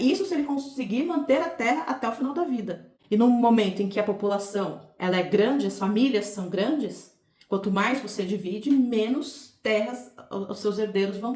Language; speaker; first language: Portuguese; native; Portuguese